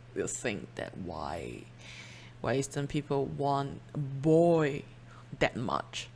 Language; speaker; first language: English; non-native, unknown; Chinese